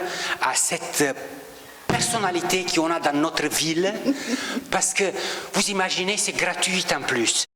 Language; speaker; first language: French; non-native, local second language; Romanian